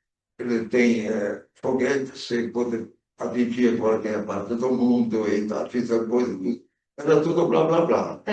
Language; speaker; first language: Portuguese; early bilingual, other home language; German